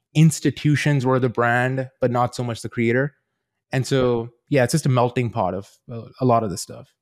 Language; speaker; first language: English; native; English